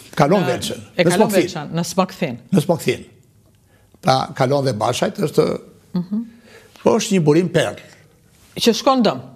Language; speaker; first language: Albanian; native; Albanian